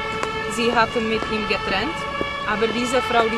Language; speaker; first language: German; non-native, learner; Czech